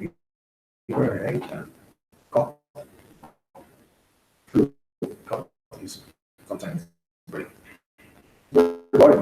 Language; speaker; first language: English; non-native, learner; Spanish